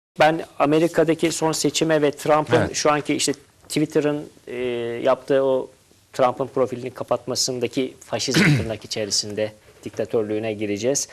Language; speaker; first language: Turkish; native; Turkish